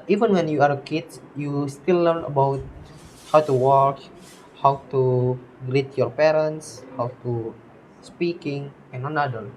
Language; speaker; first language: English; non-native, learner; Indonesian